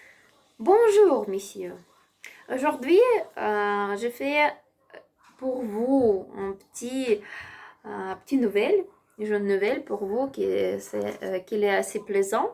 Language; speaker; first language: French; non-native, learner; Ukrainian